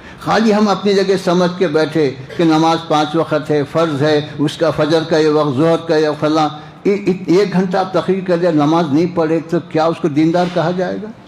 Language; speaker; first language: Urdu; native; Urdu